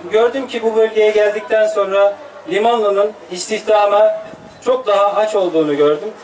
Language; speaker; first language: Turkish; native; Turkish